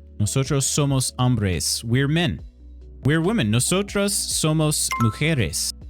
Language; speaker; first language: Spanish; non-native, learner; English